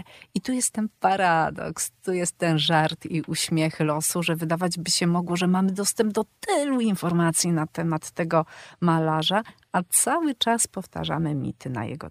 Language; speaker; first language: Polish; native; Polish